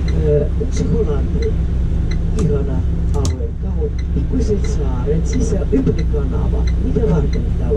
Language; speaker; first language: Finnish; non-native, fluent; Russian